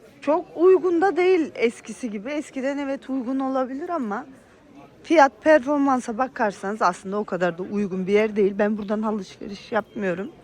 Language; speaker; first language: Turkish; early bilingual, other home language; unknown